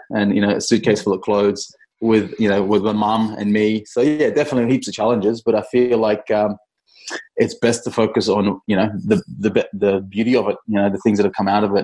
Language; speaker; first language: English; native; English